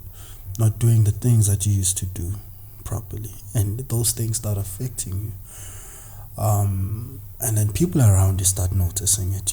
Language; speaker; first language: English; non-native, local second language; Zulu